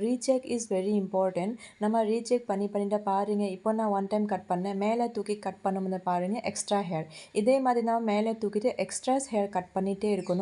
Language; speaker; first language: Tamil; non-native, fluent; Assamese